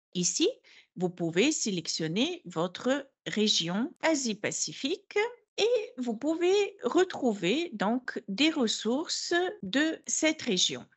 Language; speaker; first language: French; non-native, fluent; Bulgarian